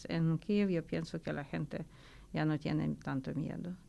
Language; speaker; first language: Spanish; non-native, learner; Ukrainian